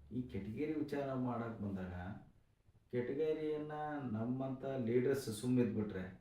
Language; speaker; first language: Kannada; native; Kannada